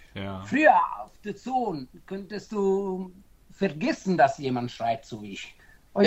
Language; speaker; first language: German; non-native, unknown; Italian